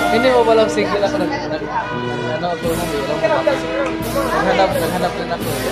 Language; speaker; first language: Filipino; non-native, local second language; Cebuano